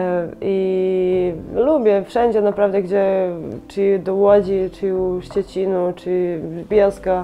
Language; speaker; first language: Polish; non-native, fluent; Serbian